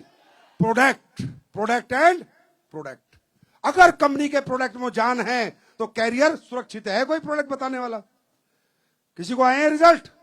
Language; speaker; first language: Hindi; native; Hindi